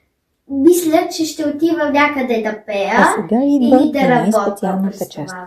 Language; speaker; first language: Bulgarian; early bilingual, heritage; German